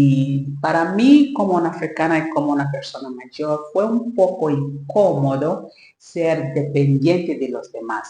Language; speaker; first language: Spanish; non-native, learner; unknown